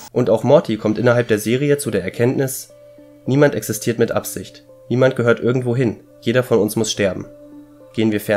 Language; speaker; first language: German; native; German